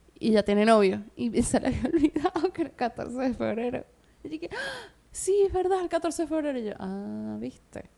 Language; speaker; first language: Spanish; native; Spanish